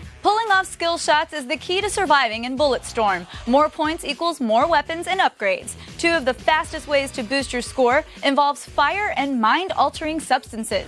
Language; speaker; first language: English; native; English